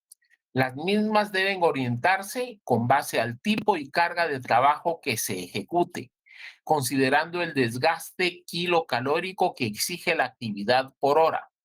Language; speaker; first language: Spanish; native; Spanish